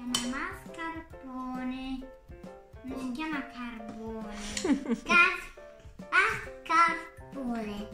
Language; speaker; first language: Italian; early bilingual, other home language; Sinhala